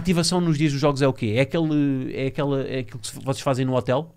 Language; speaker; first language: Portuguese; native; Portuguese